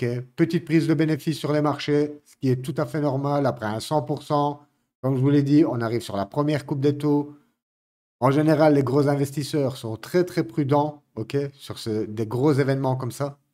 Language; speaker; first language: French; native; French